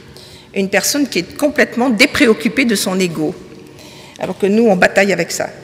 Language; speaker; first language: French; native; French